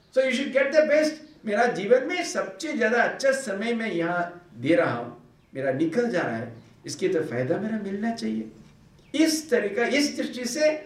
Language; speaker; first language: Hindi; non-native, local second language; Bangla